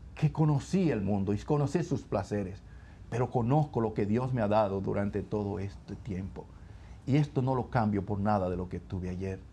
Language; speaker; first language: Spanish; native; Spanish